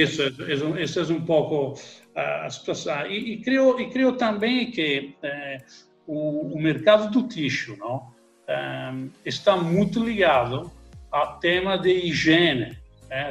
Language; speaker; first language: Portuguese; non-native, learner; Italian